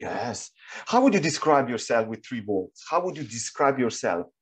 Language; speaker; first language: English; non-native, fluent; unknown